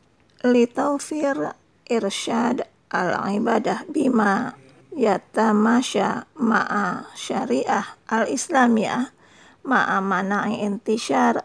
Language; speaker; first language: Arabic; non-native, fluent; Indonesian